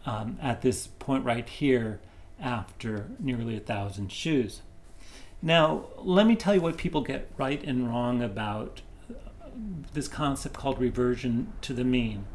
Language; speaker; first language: English; native; English